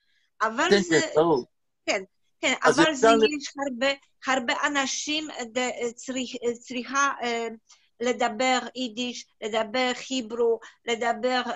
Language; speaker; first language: Hebrew; non-native, learner; Polish